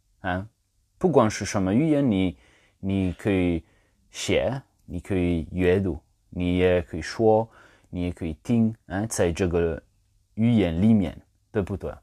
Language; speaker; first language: Chinese; non-native, learner; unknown